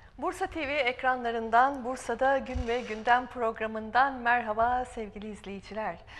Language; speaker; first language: Turkish; native; Turkish